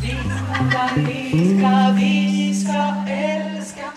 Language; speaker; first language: Swedish; non-native, learner; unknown